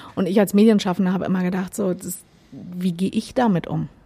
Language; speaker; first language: German; native; German